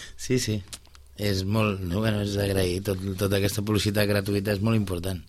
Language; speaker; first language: Catalan; native; Catalan